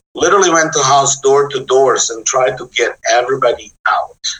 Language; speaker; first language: English; non-native, fluent; Bosnian